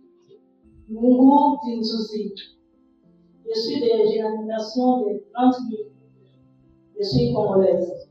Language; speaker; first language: French; non-native, local second language; Kongo